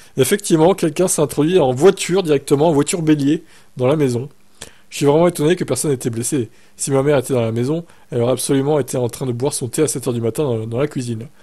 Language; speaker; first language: French; native; French